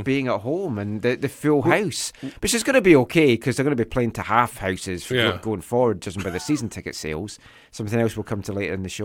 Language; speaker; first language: English; native; English